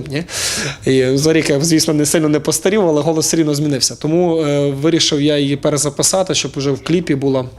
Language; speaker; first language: Ukrainian; native; Ukrainian